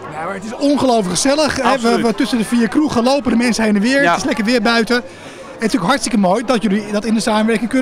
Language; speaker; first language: Dutch; native; Dutch